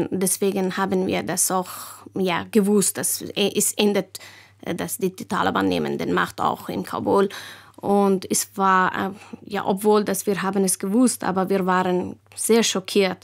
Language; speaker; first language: German; non-native, learner; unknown